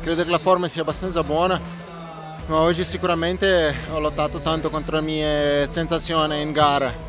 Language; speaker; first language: Italian; non-native, fluent; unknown